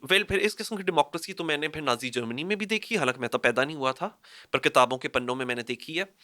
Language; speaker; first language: Urdu; native; Urdu